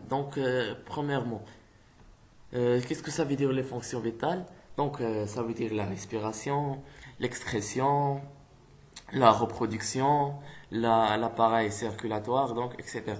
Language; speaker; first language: French; non-native, local second language; Arabic